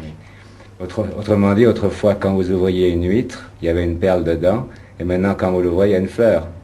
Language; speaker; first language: French; native; French